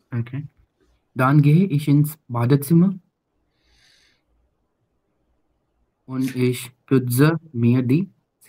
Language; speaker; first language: German; non-native, learner; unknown